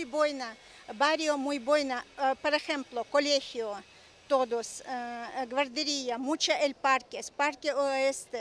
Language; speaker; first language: Spanish; non-native, learner; Russian